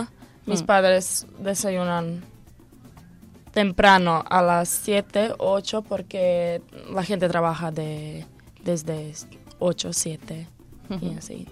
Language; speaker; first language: Spanish; non-native, learner; Croatian